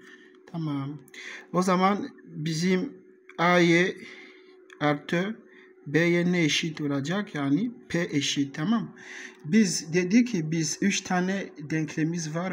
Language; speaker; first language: Turkish; non-native, learner; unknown